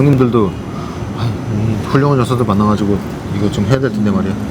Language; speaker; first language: Korean; native; Korean